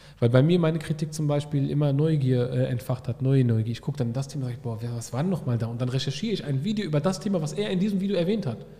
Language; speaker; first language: German; early bilingual, other home language; Arabic